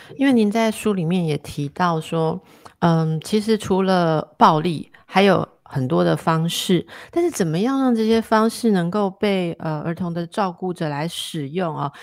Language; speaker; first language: Chinese; native; Chinese